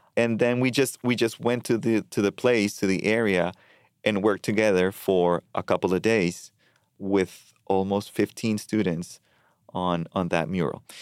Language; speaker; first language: English; non-native, fluent; Spanish